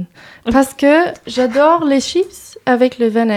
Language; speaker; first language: French; non-native, fluent; English